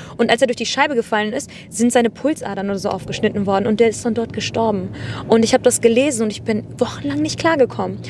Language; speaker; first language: German; native; German